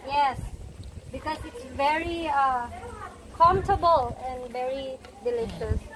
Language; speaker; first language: English; non-native, local second language; Bikol